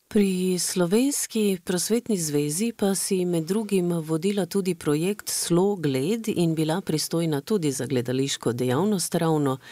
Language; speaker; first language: Slovenian; native; Slovenian